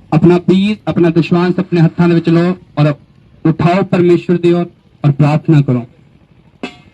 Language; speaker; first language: Hindi; non-native, local second language; Punjabi